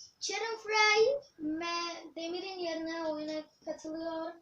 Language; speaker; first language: Turkish; native; Turkish